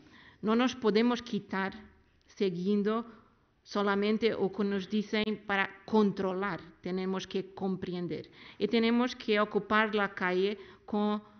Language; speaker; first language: Spanish; non-native, learner; Portuguese